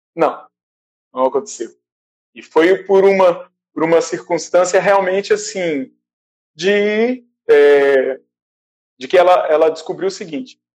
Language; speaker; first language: Portuguese; native; Portuguese